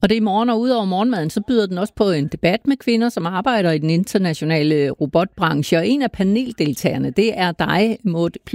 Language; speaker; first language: Danish; native; Danish